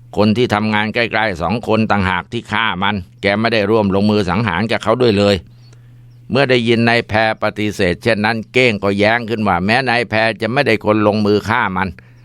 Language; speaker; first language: Thai; native; Thai